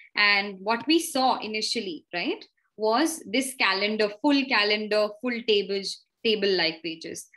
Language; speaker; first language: English; non-native, local second language; Hindi